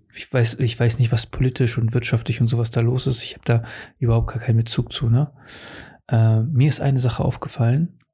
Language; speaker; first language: German; early bilingual, other home language; Portuguese